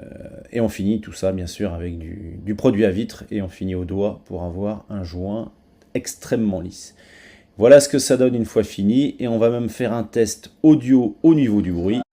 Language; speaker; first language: French; native; French